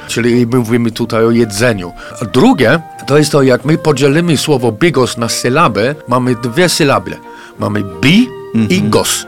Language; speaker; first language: Polish; non-native, fluent; English